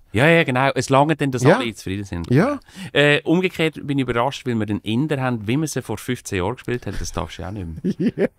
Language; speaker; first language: German; native; German